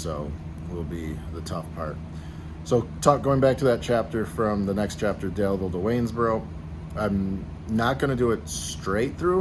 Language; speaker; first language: English; native; English